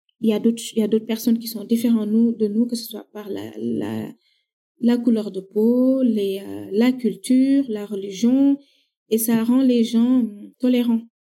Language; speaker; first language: French; non-native, local second language; Wolof